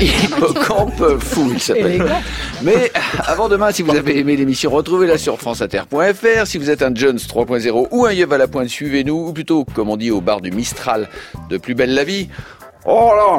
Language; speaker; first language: French; native; French